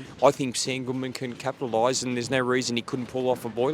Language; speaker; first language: English; native; English